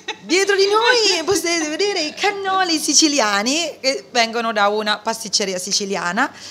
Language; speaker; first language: Italian; native; Italian